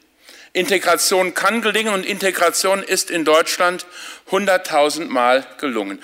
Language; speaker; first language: German; native; German